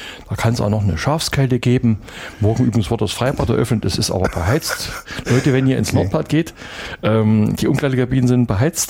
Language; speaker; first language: German; native; German